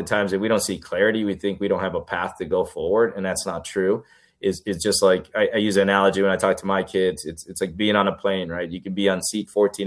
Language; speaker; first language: English; early bilingual, other home language; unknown